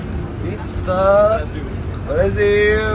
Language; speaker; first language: English; non-native, learner; Vietnamese